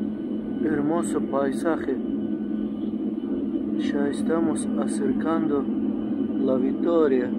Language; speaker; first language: Spanish; non-native, fluent; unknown